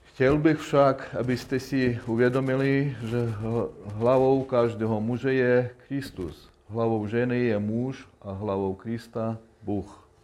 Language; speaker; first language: Czech; non-native, learner; Russian